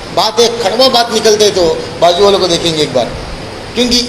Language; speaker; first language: Hindi; non-native, local second language; Telugu